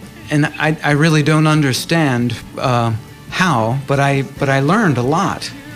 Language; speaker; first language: English; native; English